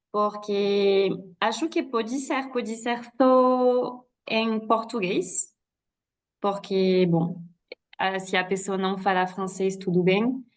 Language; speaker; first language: Portuguese; non-native, fluent; French